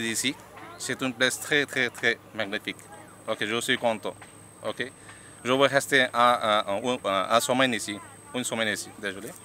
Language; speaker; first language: French; non-native, learner; Bangla